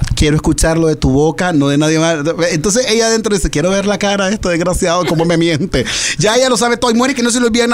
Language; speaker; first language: Spanish; native; Spanish